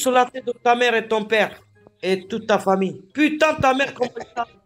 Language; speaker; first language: French; native; French